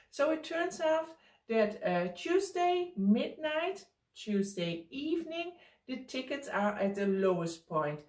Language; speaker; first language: English; non-native, fluent; Dutch